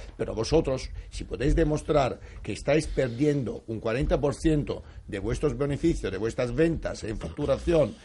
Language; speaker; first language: Spanish; non-native, fluent; Italian